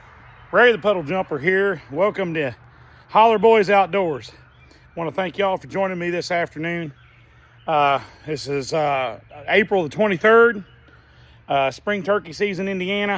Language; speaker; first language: English; native; English